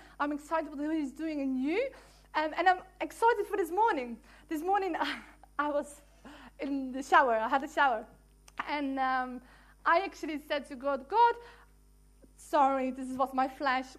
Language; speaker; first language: English; non-native, fluent; Dutch